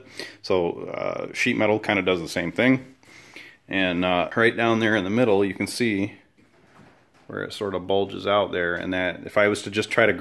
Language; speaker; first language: English; native; English